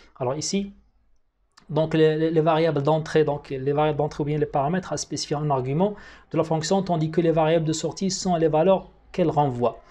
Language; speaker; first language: French; non-native, local second language; Arabic